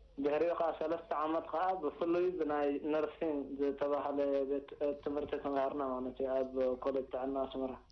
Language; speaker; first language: Tigrinya; non-native, local second language; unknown